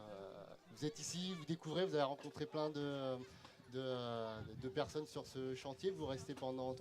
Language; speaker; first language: French; native; French